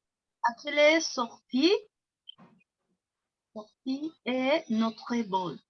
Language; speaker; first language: French; non-native, learner; Spanish